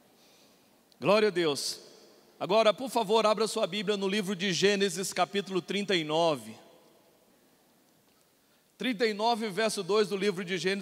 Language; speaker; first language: Portuguese; native; Portuguese